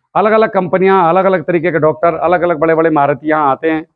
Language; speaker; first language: Hindi; native; Hindi